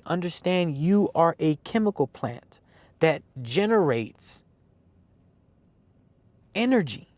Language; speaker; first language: English; native; English